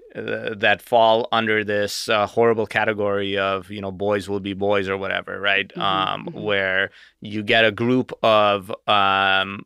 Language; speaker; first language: English; native; English